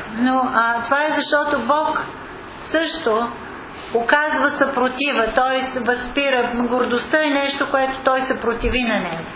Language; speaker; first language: Bulgarian; non-native, fluent; English